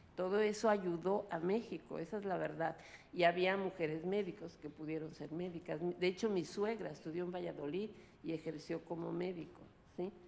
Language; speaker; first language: Spanish; early bilingual, other home language; Russian